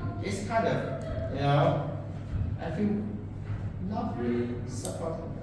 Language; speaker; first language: English; non-native, learner; Vietnamese